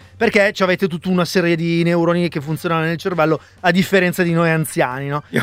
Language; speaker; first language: Italian; native; Italian